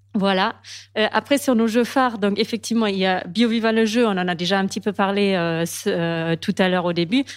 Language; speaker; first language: French; non-native, fluent; German